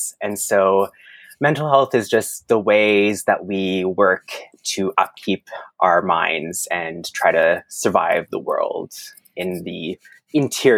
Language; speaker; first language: English; non-native, fluent; French